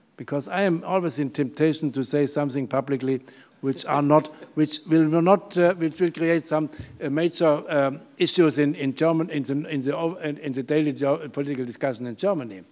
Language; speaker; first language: English; non-native, fluent; German